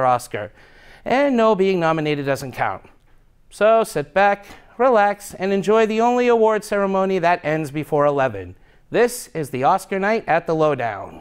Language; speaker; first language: English; native; English